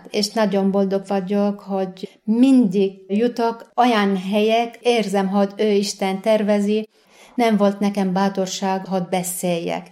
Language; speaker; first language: Hungarian; non-native, learner; Arabic